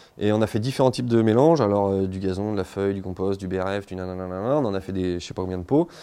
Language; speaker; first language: French; native; French